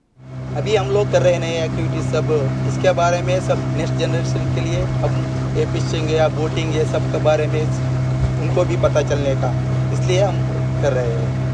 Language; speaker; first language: Hindi; non-native, local second language; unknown